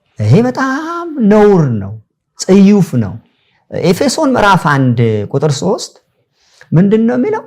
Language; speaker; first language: Amharic; non-native, local second language; Sebat Bet Gurage